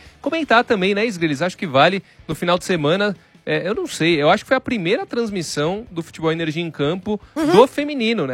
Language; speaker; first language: Portuguese; native; Portuguese